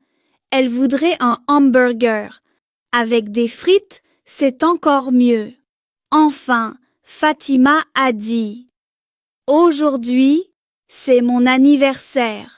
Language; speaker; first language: French; non-native, local second language; Arabic